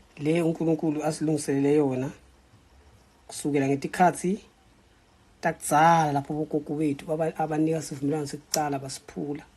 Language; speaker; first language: Zulu; non-native, local second language; Swati